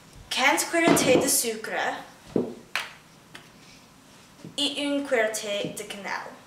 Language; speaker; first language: French; non-native, learner; English